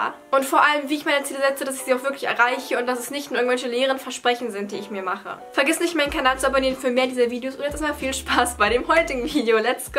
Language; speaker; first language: German; native; German